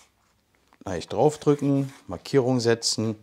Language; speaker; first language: German; native; German